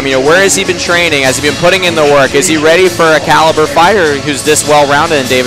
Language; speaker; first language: English; native; English